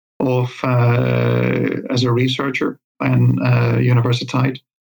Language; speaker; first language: Dutch; non-native, fluent; English